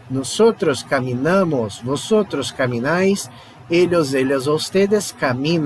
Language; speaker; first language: Spanish; non-native, fluent; Portuguese